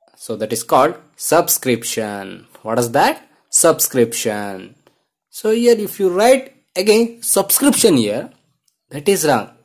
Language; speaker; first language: English; non-native, local second language; Kannada